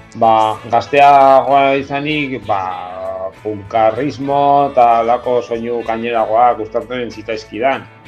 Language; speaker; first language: Basque; non-native, local second language; Spanish